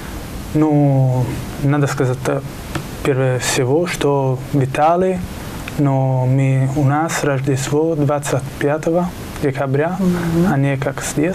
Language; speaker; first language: Russian; non-native, learner; Italian